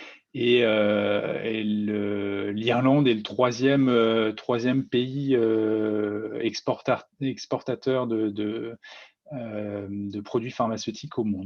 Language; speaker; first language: French; native; French